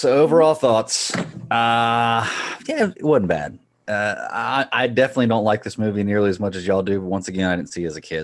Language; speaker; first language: English; native; English